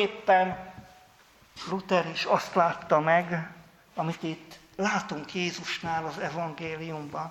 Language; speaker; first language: Hungarian; native; Hungarian